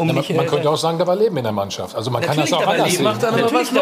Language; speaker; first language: German; native; German